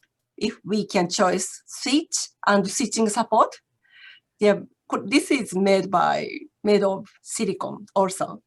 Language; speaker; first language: English; non-native, learner; Japanese